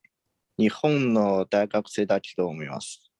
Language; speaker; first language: Japanese; non-native, learner; Chinese